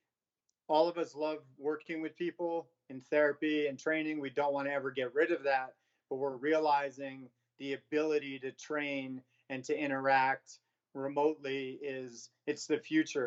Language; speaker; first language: English; native; English